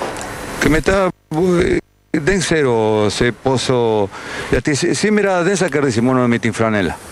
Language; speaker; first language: Greek; non-native, fluent; Spanish